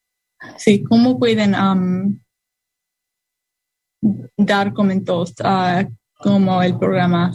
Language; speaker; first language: Spanish; non-native, learner; English